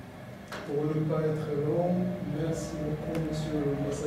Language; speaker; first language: French; non-native, local second language; Arabic